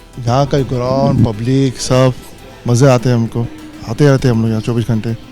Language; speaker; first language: Hindi; non-native, learner; Arabic